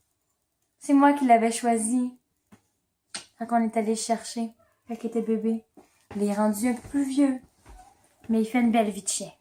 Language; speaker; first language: French; native; French